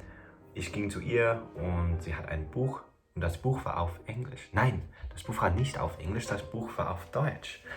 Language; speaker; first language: German; non-native, fluent; English